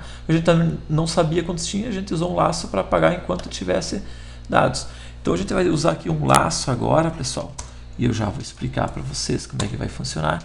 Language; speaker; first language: Portuguese; native; Portuguese